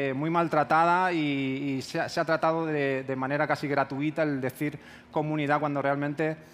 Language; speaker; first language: Spanish; native; Spanish